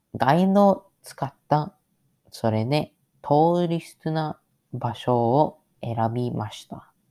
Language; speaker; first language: Japanese; non-native, learner; English